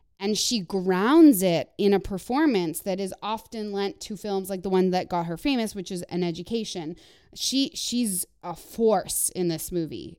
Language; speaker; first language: English; non-native, fluent; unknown